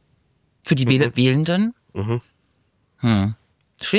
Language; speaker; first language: German; native; German